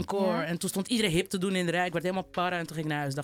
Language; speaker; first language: Dutch; native; Dutch